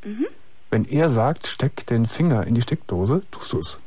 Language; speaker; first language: German; native; German